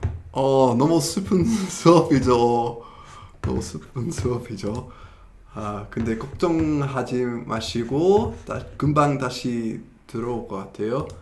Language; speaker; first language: Korean; non-native, fluent; English